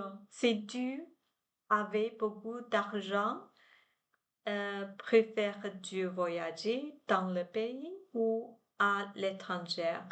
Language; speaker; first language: French; non-native, learner; Chinese